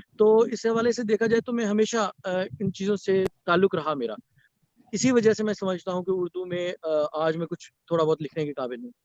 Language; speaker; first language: Urdu; native; Urdu